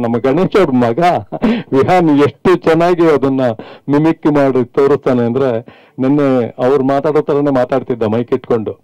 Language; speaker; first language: Kannada; native; Kannada